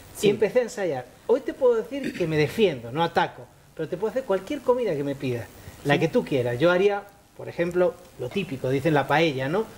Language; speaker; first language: Spanish; native; Spanish